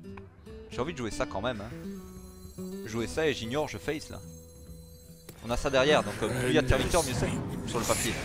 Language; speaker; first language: French; native; French